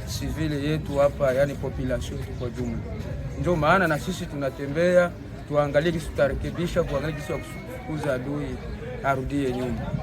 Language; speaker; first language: Swahili; native; Swahili